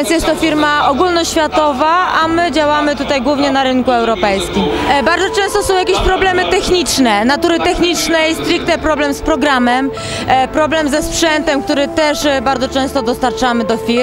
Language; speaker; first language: Polish; native; Polish